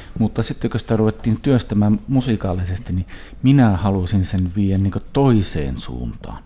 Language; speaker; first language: Finnish; early bilingual, heritage; Finnish